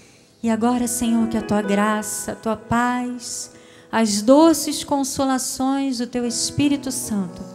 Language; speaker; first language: Portuguese; native; Portuguese